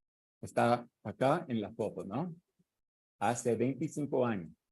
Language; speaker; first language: Spanish; non-native, fluent; English